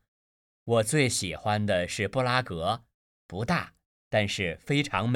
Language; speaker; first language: Chinese; native; Chinese